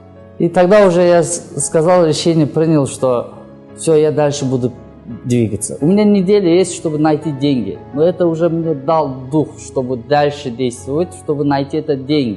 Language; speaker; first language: Russian; non-native, learner; Kyrgyz